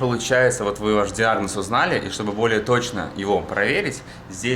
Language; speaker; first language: Russian; native; Russian